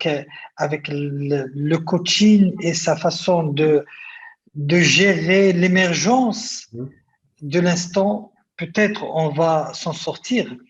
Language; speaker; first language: French; non-native, local second language; Arabic